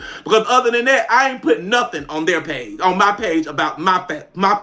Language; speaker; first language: English; native; English